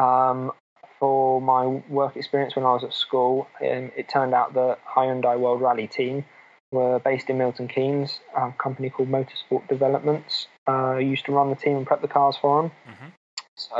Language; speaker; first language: English; native; English